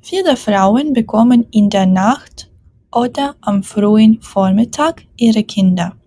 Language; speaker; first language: German; non-native, fluent; Ukrainian